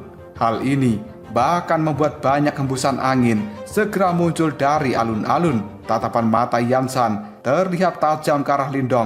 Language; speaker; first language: Indonesian; native; Indonesian